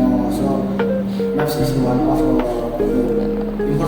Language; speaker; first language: English; non-native, learner; Indonesian